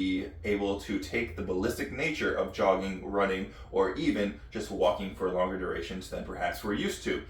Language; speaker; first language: English; native; English